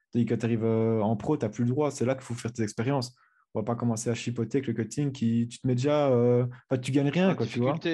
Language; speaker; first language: French; native; French